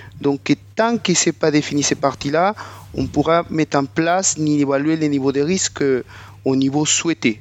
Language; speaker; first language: French; non-native, fluent; Spanish